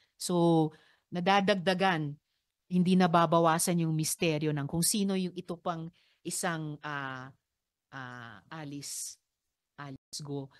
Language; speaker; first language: Filipino; native; Filipino